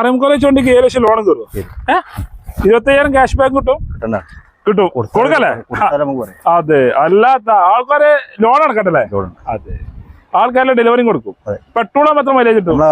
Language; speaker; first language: Malayalam; native; Malayalam